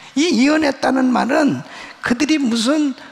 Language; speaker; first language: Korean; native; Korean